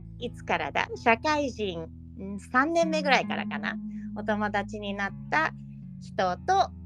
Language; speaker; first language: Japanese; native; Japanese